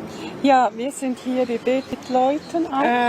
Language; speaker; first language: German; non-native, learner; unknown